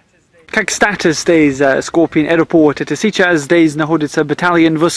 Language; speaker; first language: Russian; non-native, learner; English